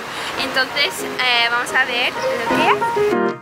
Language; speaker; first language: Spanish; non-native, fluent; English